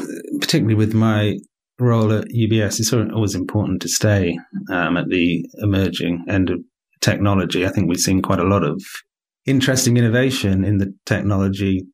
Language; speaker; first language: English; native; English